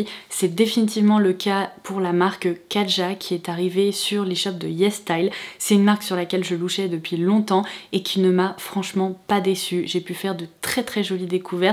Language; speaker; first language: French; native; French